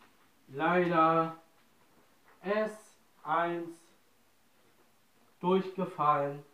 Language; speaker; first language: German; non-native, learner; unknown